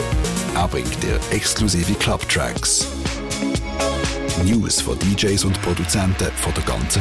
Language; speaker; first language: German; native; German